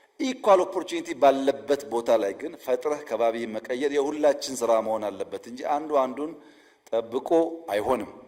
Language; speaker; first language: Amharic; non-native, local second language; Oromo